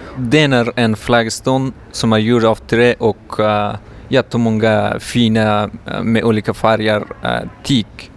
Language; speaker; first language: Swedish; non-native, learner; Persian